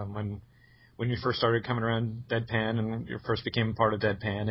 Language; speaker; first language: English; native; English